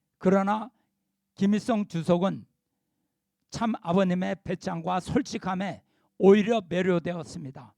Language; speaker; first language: Korean; native; Korean